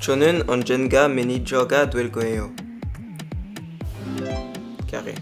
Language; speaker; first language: Korean; non-native, fluent; French